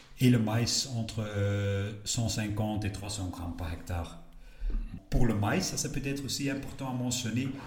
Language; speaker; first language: French; non-native, local second language; Dutch